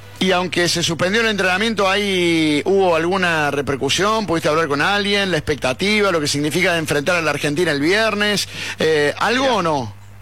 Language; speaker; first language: Spanish; native; Spanish